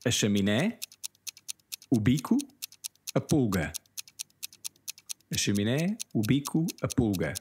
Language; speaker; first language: Portuguese; non-native, fluent; English